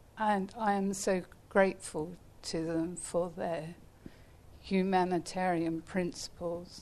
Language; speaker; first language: English; native; English